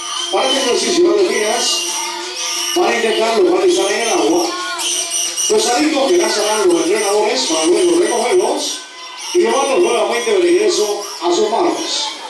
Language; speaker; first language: Spanish; native; Spanish